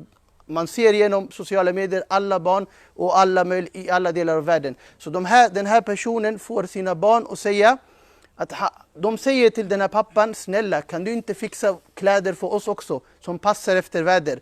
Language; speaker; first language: Swedish; non-native, fluent; Urdu